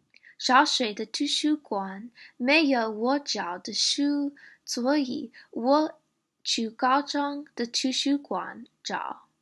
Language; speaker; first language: Chinese; non-native, learner; English